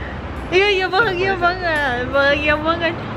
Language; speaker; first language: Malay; non-native, fluent; Japanese